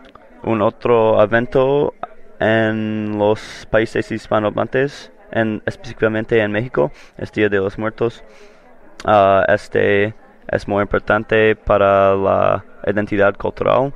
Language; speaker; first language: Spanish; non-native, learner; English